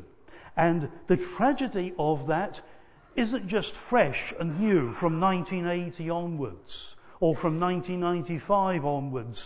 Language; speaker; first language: English; native; English